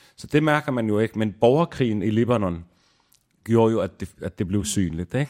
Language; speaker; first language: Danish; non-native, fluent; Arabic